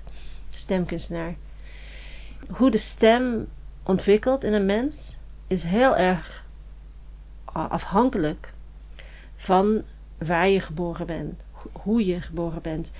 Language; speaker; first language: Dutch; non-native, fluent; English